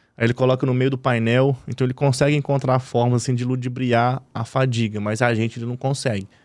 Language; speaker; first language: Portuguese; native; Portuguese